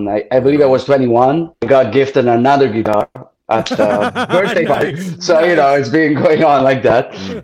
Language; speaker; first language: English; non-native, fluent; Italian